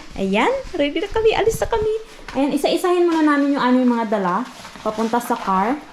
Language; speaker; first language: Filipino; non-native, local second language; Cebuano